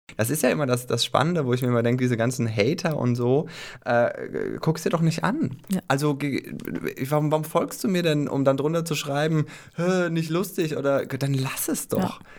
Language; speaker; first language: German; native; German